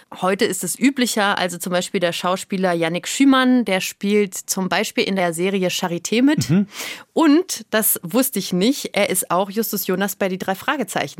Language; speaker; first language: German; native; German